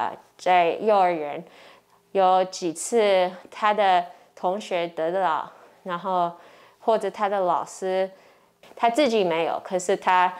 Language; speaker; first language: Chinese; early bilingual, heritage; English